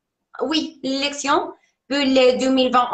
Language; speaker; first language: French; non-native, learner; Spanish